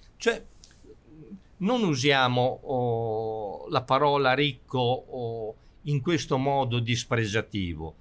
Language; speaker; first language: Italian; native; Italian